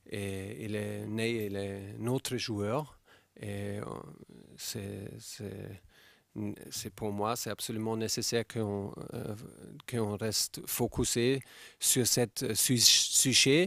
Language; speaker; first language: French; non-native, fluent; German